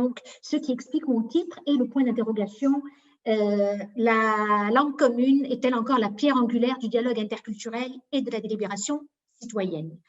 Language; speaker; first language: French; native; French